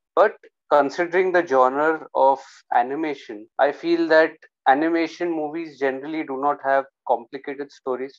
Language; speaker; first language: English; non-native, local second language; Hindi